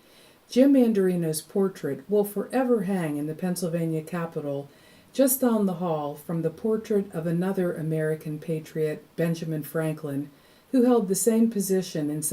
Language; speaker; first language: English; native; English